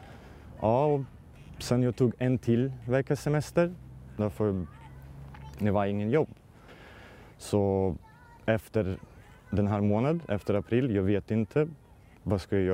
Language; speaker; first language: Swedish; non-native, learner; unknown